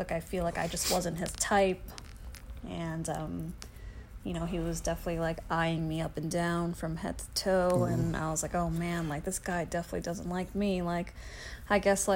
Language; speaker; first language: English; native; English